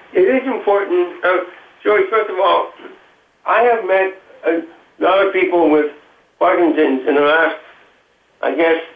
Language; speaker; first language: English; native; English